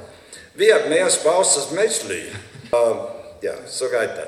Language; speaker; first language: German; early bilingual, heritage; Low German